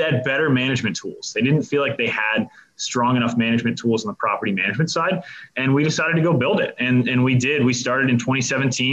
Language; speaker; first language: English; native; English